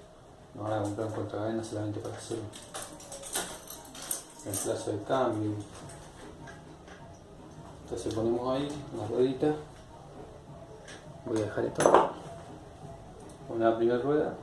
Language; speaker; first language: Spanish; native; Spanish